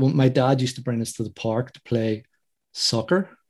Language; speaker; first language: English; native; English